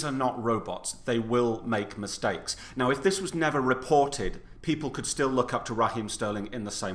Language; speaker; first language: English; native; English